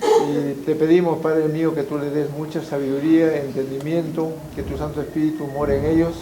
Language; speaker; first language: Spanish; native; Spanish